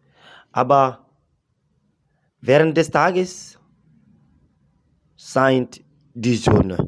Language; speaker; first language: German; non-native, learner; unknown